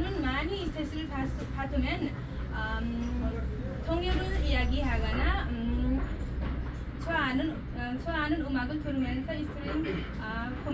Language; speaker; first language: Korean; non-native, learner; Nepali